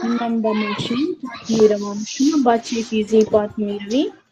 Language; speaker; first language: Persian; non-native, learner; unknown